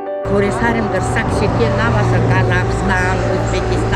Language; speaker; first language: Korean; early bilingual, heritage; Korean